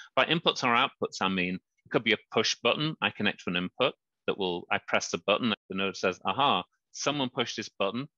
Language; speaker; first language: English; native; English